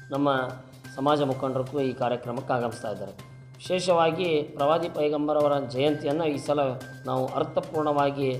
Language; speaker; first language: Kannada; non-native, local second language; Urdu